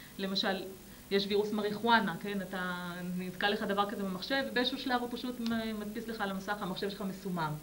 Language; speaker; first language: Hebrew; native; Hebrew